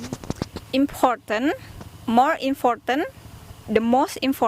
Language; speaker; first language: English; non-native, learner; Indonesian